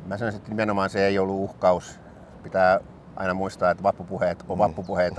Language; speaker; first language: Finnish; native; Finnish